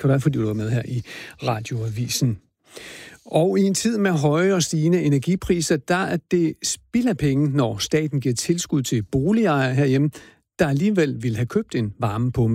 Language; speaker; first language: Danish; native; Danish